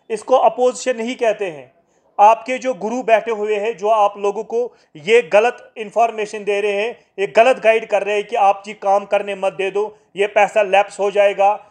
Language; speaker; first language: Hindi; non-native, local second language; Kashmiri